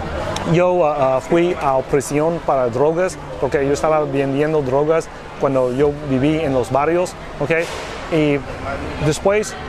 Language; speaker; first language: Spanish; non-native, learner; English